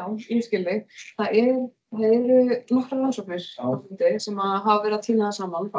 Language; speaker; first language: Icelandic; native; Icelandic